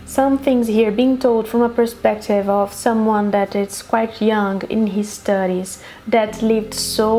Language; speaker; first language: English; non-native, fluent; Portuguese